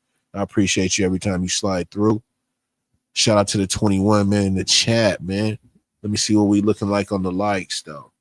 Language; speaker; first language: English; native; English